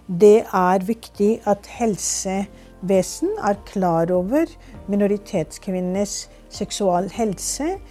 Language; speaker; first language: Norwegian; non-native, fluent; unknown